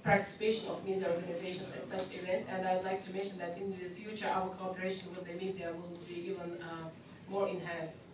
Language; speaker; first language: English; non-native, fluent; Azerbaijani